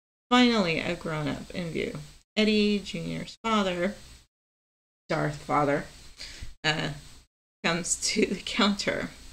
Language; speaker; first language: English; non-native, fluent; Spanish